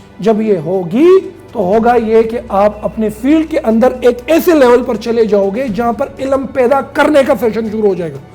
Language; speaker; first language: Urdu; non-native, local second language; Pashto